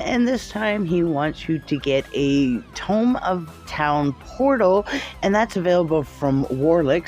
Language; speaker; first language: English; native; English